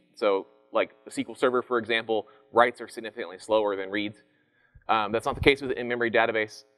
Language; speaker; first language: English; native; English